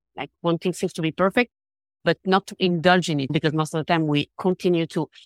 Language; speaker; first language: English; non-native, fluent; French